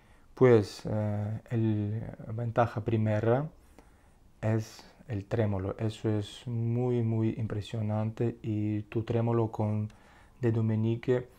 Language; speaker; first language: Spanish; non-native, learner; Russian